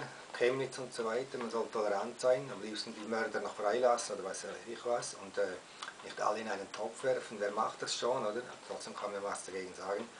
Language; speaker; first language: German; native; German